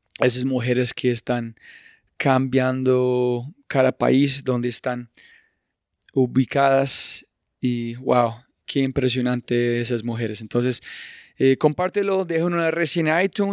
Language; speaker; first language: Spanish; non-native, fluent; English